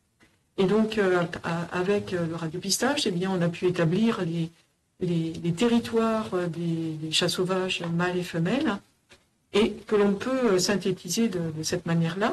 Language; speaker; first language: French; native; French